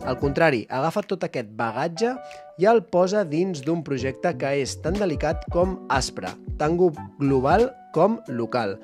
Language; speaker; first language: Catalan; native; Catalan